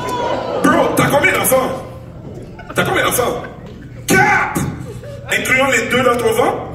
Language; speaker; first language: French; native; French